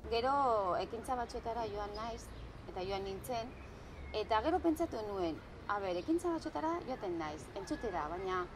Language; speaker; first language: Basque; non-native, local second language; Spanish